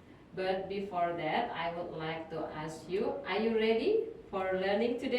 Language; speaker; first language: English; non-native, fluent; Indonesian